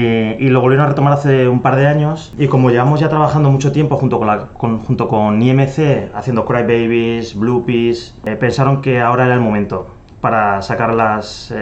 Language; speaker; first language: Spanish; native; Spanish